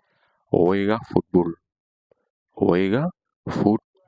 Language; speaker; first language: Spanish; non-native, learner; Haitian Creole